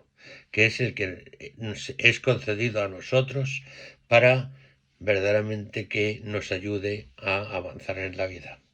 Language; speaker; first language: Spanish; native; Spanish